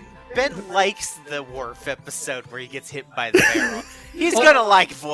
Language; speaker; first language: English; native; English